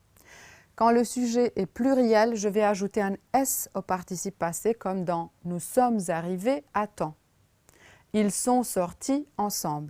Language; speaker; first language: French; non-native, fluent; Romanian